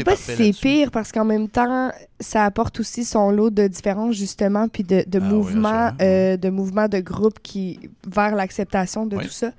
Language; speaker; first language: French; native; French